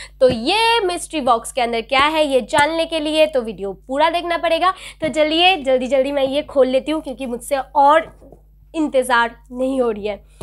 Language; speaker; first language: Hindi; non-native, local second language; Bangla